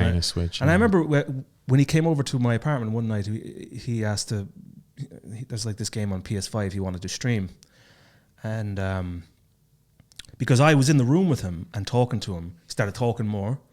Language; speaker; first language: English; native; English